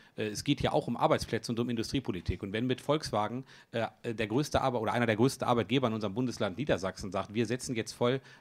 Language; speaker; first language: German; native; German